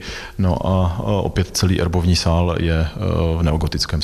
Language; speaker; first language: Czech; native; Czech